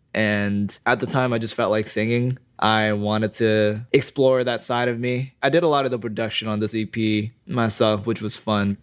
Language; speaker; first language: English; non-native, fluent; Indonesian